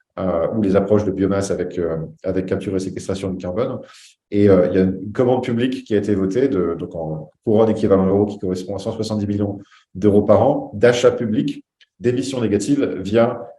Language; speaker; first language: French; native; French